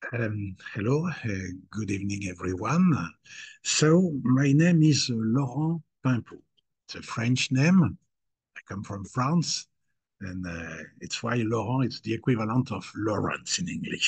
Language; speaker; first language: English; non-native, fluent; French